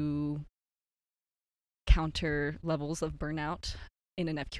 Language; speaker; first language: English; native; English